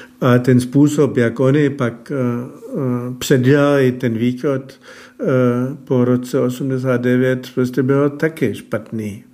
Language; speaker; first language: Czech; non-native, fluent; German